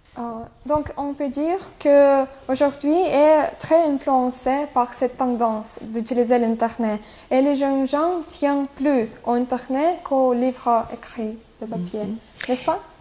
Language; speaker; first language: French; non-native, fluent; Russian